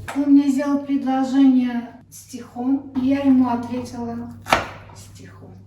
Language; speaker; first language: Russian; non-native, local second language; Armenian